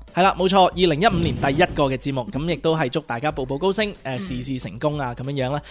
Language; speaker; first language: Cantonese; early bilingual, heritage; Cantonese